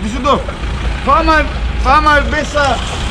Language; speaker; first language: German; non-native, learner; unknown